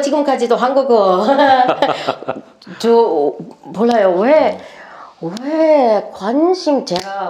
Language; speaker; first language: Korean; non-native, learner; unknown